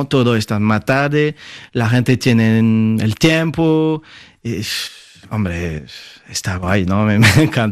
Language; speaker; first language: Spanish; non-native, fluent; French